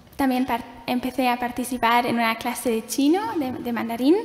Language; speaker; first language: Spanish; non-native, fluent; German